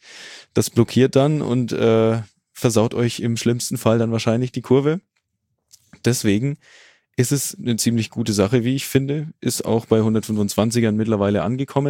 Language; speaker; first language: German; native; German